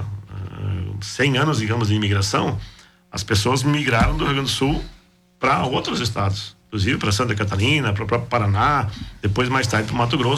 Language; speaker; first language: Portuguese; non-native, local second language; German